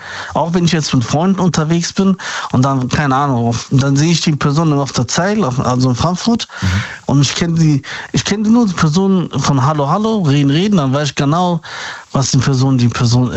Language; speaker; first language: German; native; German